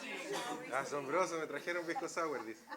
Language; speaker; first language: Spanish; native; Spanish